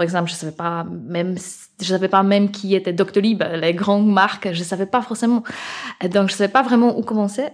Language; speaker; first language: French; non-native, fluent; Polish